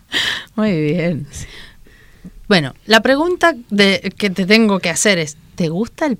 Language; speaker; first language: Spanish; native; Spanish